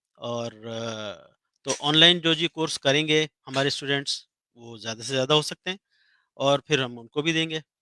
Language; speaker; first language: Urdu; native; Urdu